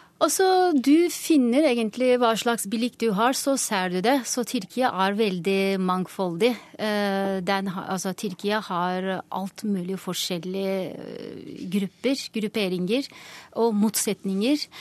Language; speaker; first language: Norwegian; non-native, fluent; Turkish